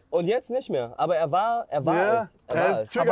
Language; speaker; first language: German; native; German